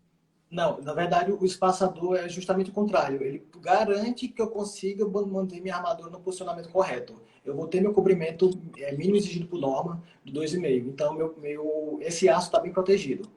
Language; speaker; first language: Portuguese; native; Portuguese